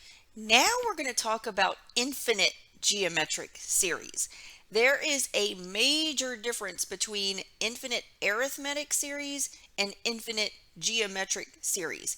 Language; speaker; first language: English; native; English